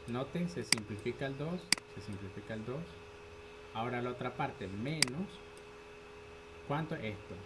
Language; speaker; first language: Spanish; native; Spanish